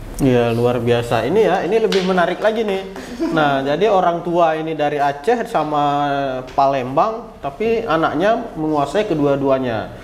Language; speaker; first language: Indonesian; non-native, local second language; Achinese